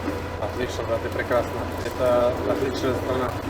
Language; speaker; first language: Russian; non-native, learner; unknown